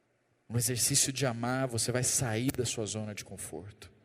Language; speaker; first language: Portuguese; native; Portuguese